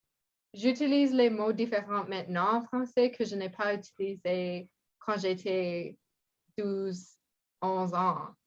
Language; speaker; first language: French; non-native, learner; English